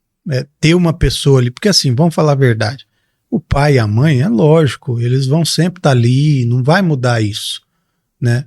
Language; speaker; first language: Portuguese; native; Portuguese